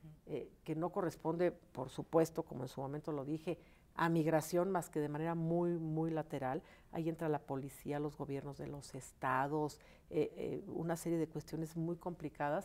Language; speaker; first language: Spanish; native; Spanish